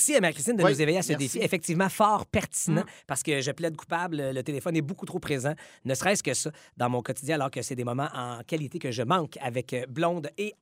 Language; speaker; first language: French; native; French